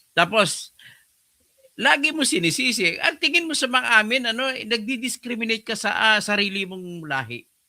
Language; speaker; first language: Filipino; non-native, local second language; Hiligaynon